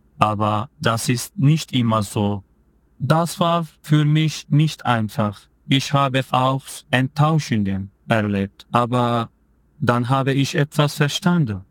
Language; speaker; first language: German; non-native, fluent; Turkish